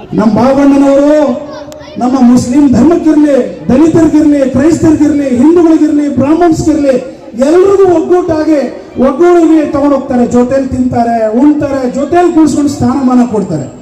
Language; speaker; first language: Kannada; non-native, local second language; Urdu